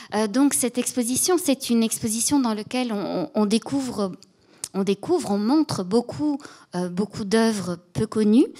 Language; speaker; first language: French; native; French